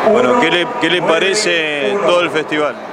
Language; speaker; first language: Spanish; native; Spanish